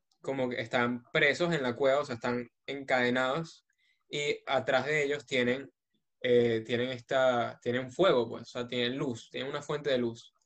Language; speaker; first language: Spanish; native; Spanish